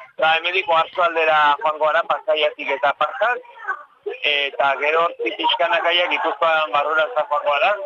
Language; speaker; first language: Basque; native; Basque